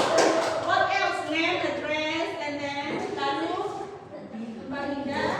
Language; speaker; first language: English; non-native, learner; Indonesian